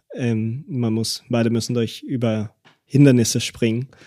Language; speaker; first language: German; early bilingual, other home language; Hebrew